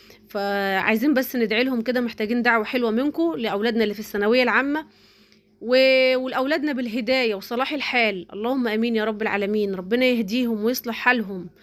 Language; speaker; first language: Arabic; native; Arabic